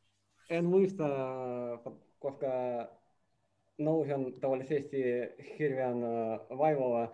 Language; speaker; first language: Finnish; non-native, learner; Russian